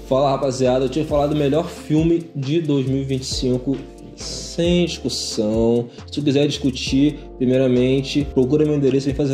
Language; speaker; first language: Portuguese; native; Portuguese